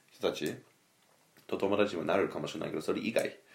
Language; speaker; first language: Japanese; non-native, fluent; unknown